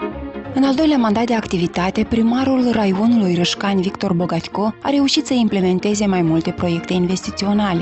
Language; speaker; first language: Romanian; native; Romanian